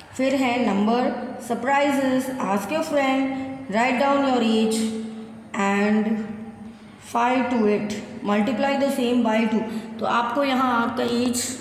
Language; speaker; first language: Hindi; non-native, local second language; Gujarati